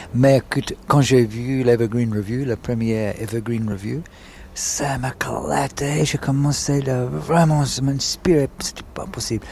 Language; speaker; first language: French; non-native, fluent; English